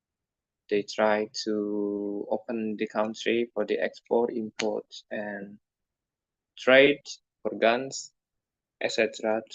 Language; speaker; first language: English; non-native, learner; Indonesian